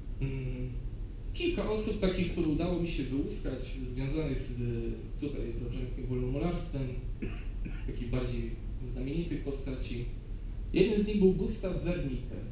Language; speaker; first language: Polish; native; Polish